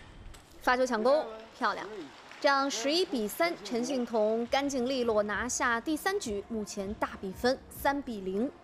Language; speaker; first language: Chinese; native; Chinese